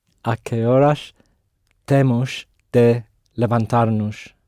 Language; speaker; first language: Portuguese; non-native, learner; English